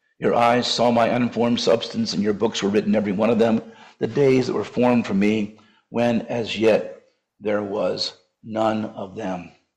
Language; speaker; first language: English; native; English